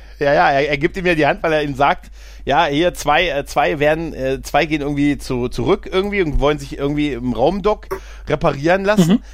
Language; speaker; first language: German; native; German